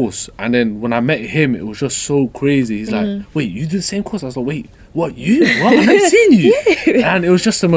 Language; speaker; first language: English; native; English